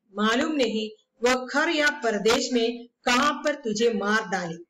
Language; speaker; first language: Hindi; non-native, local second language; Malayalam